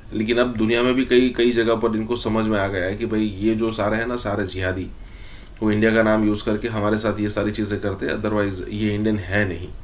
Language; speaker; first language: Hindi; native; Hindi